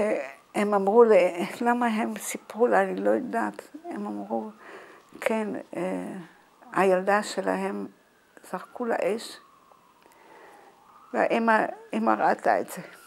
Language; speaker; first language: Hebrew; non-native, fluent; Dutch